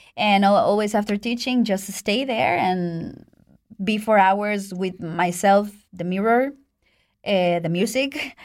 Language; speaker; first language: English; non-native, fluent; Spanish